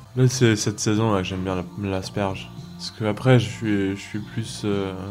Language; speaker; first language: French; native; French